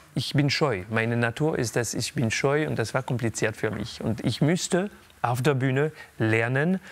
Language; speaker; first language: German; non-native, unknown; French